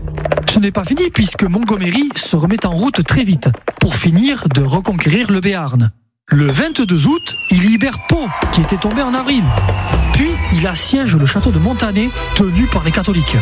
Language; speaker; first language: French; native; French